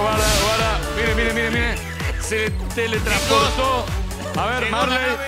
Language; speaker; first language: Spanish; native; Spanish